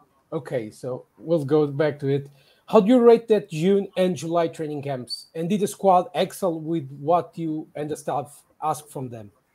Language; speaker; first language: English; non-native, fluent; Portuguese